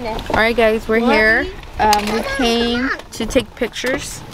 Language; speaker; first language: English; early bilingual, other home language; Spanish